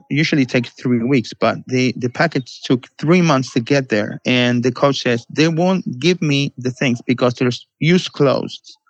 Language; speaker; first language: English; non-native, fluent; Spanish